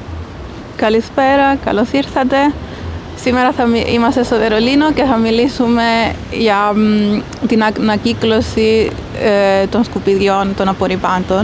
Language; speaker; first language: Greek; early bilingual, heritage; Greek